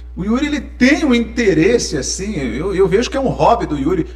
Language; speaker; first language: Portuguese; native; Portuguese